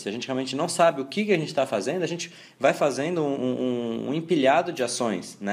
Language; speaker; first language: Portuguese; native; Portuguese